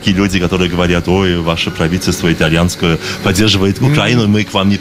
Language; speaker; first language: Russian; non-native, fluent; German